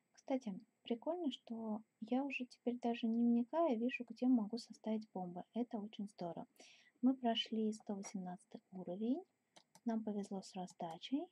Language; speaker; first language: Russian; native; Russian